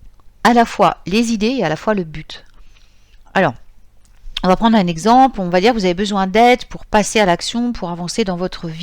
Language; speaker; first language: French; native; French